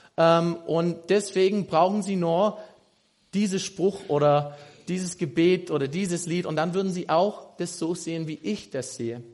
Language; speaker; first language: German; non-native, fluent; English